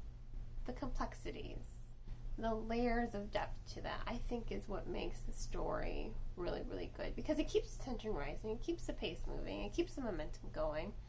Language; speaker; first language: English; native; English